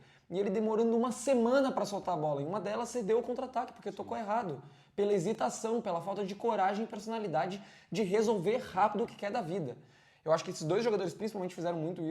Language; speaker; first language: Portuguese; native; Portuguese